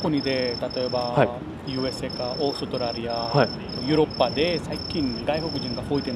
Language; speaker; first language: Japanese; non-native, learner; Hindi